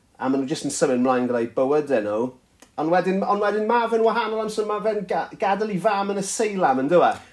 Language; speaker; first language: Welsh; native; Welsh